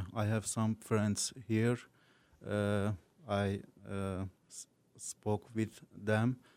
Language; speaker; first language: English; non-native, learner; Turkish